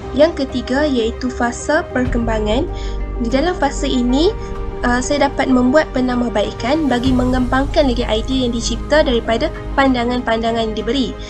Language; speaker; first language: Malay; native; Malay